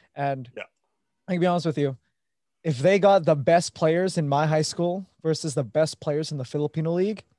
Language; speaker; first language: English; early bilingual, other home language; Filipino